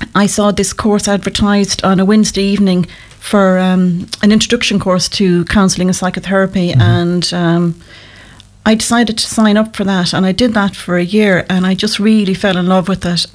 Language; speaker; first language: English; native; English